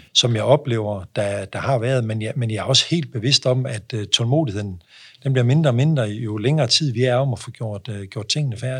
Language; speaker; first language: Danish; native; Danish